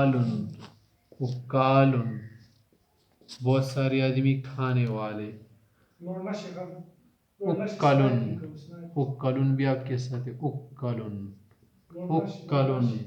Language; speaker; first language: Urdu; native; Urdu